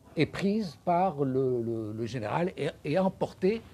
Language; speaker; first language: French; non-native, local second language; Arabic